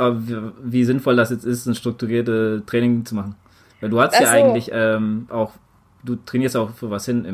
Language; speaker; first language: German; native; German